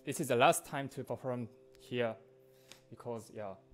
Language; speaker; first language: English; non-native, learner; Japanese